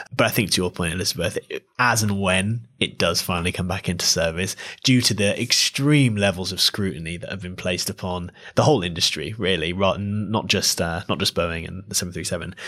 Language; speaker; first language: English; native; English